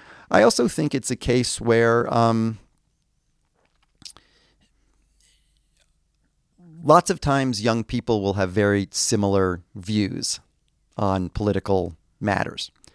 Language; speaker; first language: English; native; English